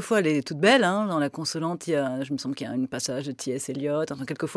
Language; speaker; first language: French; native; French